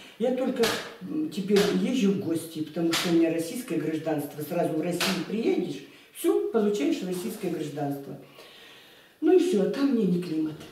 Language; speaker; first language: Russian; native; Russian